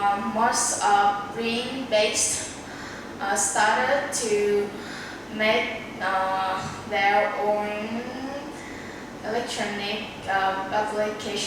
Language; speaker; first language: English; non-native, learner; Vietnamese